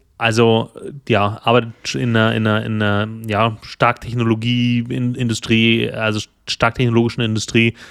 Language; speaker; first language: German; native; German